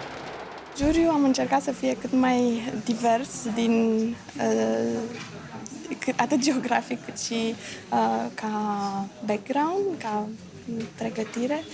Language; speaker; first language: Romanian; native; Romanian